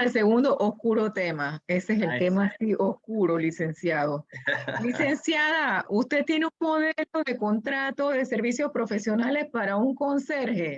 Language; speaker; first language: Spanish; native; Spanish